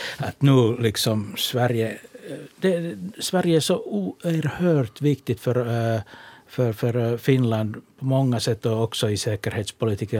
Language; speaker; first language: Swedish; non-native, local second language; Finnish